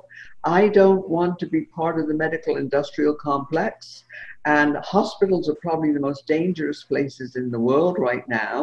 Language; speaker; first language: English; native; English